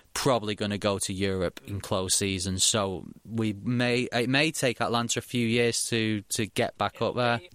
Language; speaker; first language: English; native; English